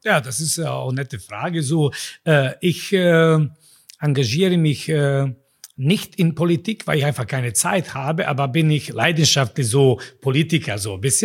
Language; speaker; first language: German; non-native, fluent; Bosnian